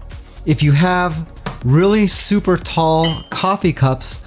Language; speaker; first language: English; native; English